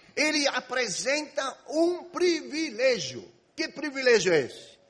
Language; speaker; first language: Portuguese; non-native, fluent; Arabic